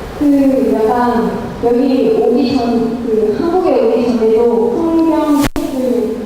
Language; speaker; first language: Korean; non-native, learner; Vietnamese